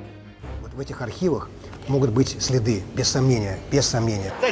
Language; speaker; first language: Russian; native; Russian